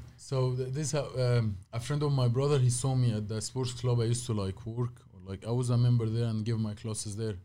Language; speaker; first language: English; non-native, fluent; Arabic